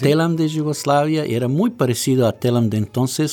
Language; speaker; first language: Spanish; non-native, fluent; Serbian